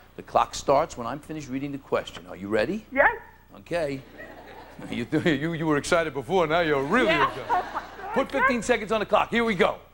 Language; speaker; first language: English; native; English